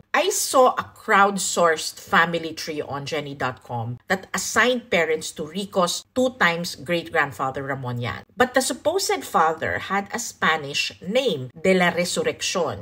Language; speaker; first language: English; non-native, local second language; Filipino